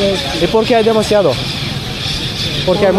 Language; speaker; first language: Spanish; non-native, learner; English